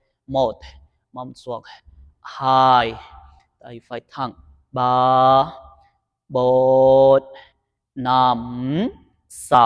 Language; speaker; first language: Vietnamese; non-native, learner; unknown